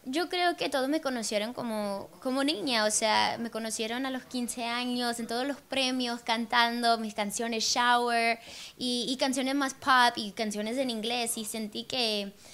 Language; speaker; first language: Spanish; early bilingual, heritage; Spanish